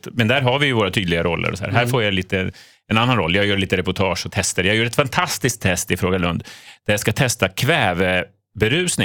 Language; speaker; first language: Swedish; native; Swedish